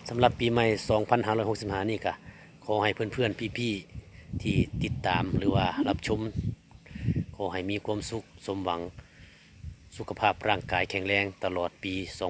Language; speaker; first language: Thai; native; Thai